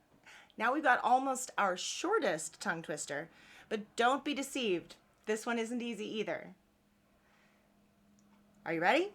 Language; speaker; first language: English; native; English